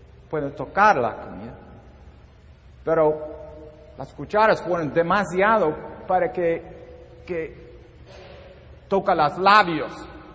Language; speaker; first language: Spanish; non-native, learner; English